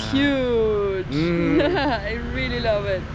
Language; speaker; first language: English; non-native, fluent; German